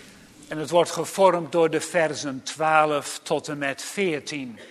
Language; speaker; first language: Dutch; native; Dutch